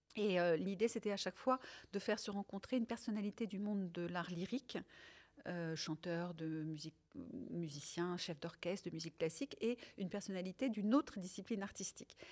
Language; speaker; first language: French; early bilingual, other home language; Italian